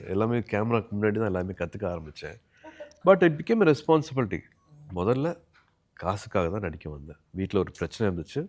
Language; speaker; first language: Tamil; native; Tamil